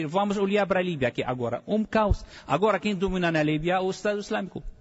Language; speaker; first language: Portuguese; non-native, fluent; Arabic